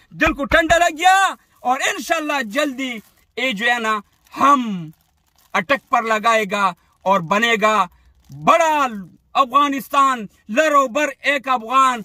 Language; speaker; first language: Urdu; non-native, fluent; Pashto